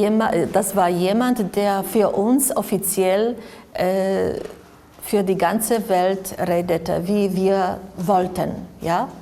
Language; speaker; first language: German; non-native, fluent; Polish